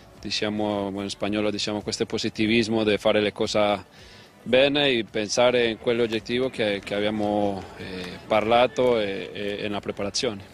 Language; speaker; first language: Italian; non-native, learner; Spanish